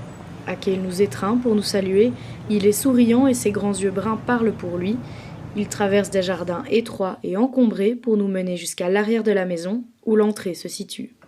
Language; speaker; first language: French; native; French